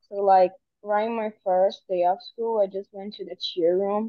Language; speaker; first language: English; non-native, fluent; Portuguese